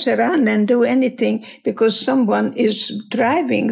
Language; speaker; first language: English; non-native, fluent; Hungarian